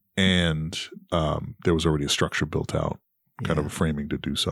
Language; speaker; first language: English; native; English